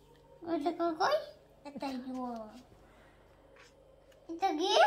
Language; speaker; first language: Russian; early bilingual, other home language; Tajik